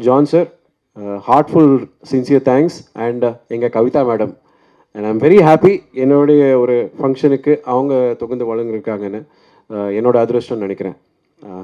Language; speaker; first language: Tamil; native; Tamil